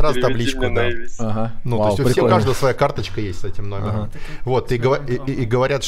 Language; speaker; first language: Russian; native; Russian